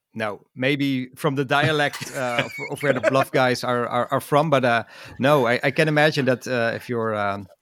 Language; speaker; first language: English; non-native, fluent; Dutch